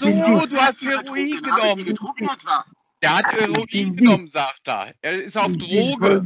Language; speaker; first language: German; native; German